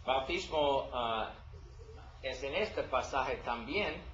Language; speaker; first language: Spanish; non-native, learner; English